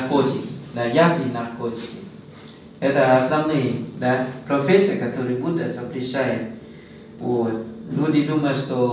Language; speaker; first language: Russian; non-native, learner; Thai